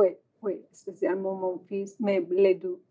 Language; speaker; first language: French; non-native, learner; Spanish